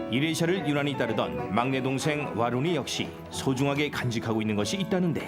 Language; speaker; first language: Korean; native; Korean